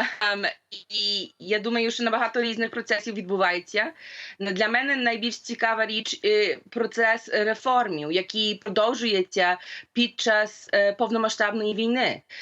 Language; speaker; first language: Ukrainian; early bilingual, heritage; Ukrainian